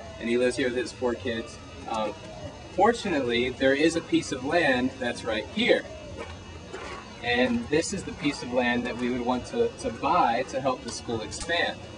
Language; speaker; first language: English; native; English